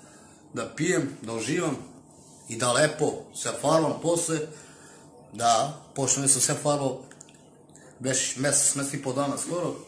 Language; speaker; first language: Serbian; non-native, local second language; Romany